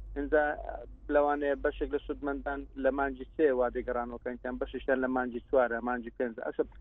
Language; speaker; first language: Central Kurdish; non-native, local second language; Kurdish